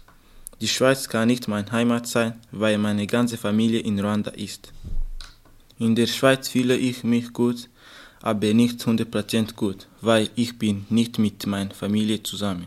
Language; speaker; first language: German; non-native, learner; Kinyarwanda